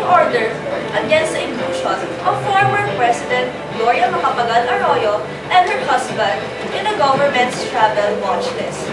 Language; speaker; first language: English; non-native, local second language; Filipino